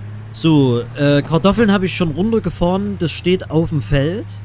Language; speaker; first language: German; native; German